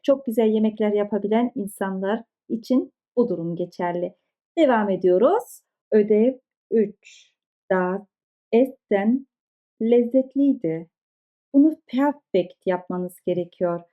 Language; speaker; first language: Turkish; early bilingual, heritage; Turkish